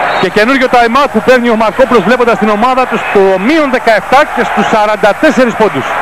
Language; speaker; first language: Greek; native; Greek